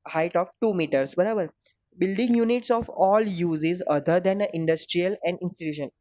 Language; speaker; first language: English; non-native, local second language; Gujarati